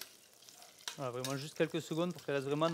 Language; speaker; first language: French; native; French